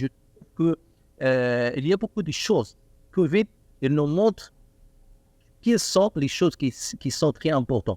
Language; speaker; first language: French; non-native, learner; Arabic